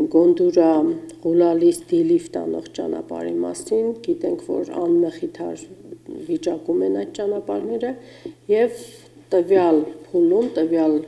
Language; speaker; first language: Armenian; native; Armenian